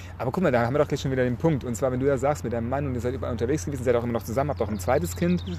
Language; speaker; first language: German; native; German